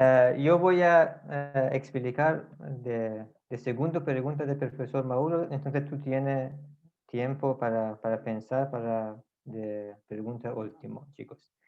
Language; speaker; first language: Spanish; non-native, fluent; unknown